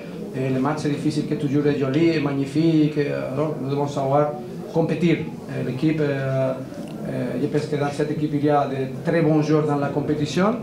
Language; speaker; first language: French; non-native, learner; Spanish